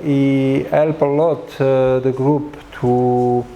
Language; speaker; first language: English; non-native, learner; French